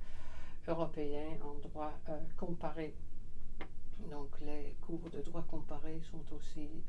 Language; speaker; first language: French; non-native, fluent; Dutch